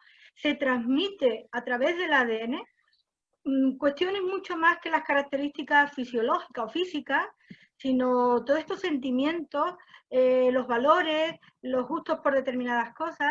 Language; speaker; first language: Spanish; native; Spanish